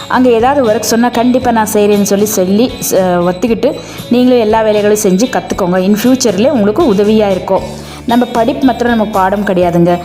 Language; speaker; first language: Tamil; non-native, local second language; Kannada